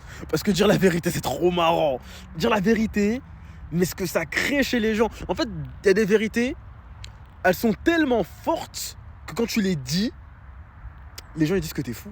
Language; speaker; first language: French; native; French